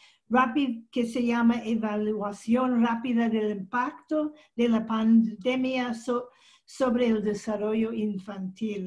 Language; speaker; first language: Spanish; non-native, learner; English